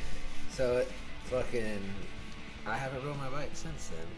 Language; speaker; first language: English; native; English